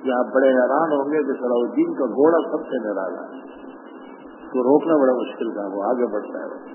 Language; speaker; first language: Urdu; non-native, local second language; Pashto